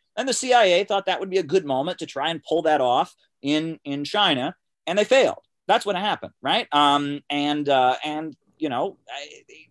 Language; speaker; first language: English; native; English